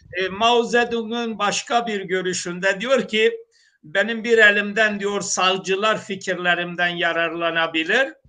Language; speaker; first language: Turkish; non-native, local second language; Zaza